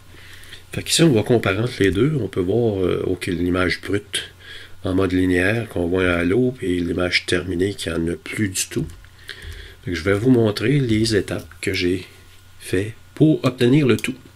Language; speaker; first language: French; native; French